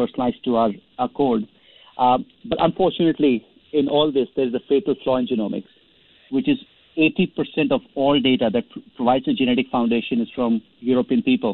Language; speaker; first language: English; non-native, local second language; Hindi